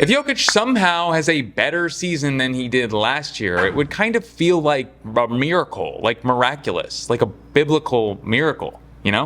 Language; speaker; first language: English; native; English